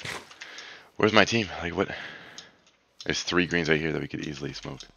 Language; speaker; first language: English; native; English